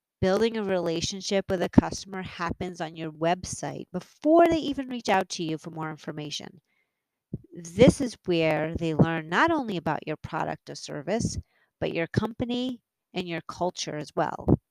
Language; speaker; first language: English; native; English